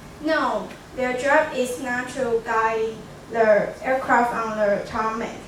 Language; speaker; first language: English; non-native, learner; Chinese